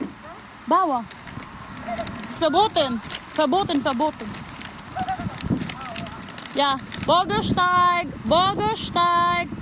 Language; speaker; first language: German; non-native, learner; Filipino